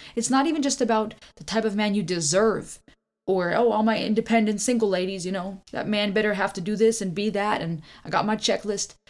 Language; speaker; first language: English; early bilingual, other home language; German